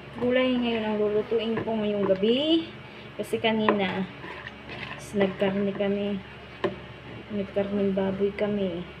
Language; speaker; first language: Filipino; non-native, local second language; Waray